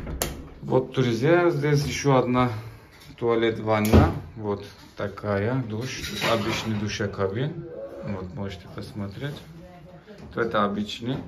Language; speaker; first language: Russian; non-native, learner; Turkish